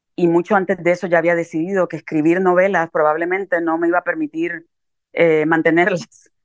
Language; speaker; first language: Spanish; native; Spanish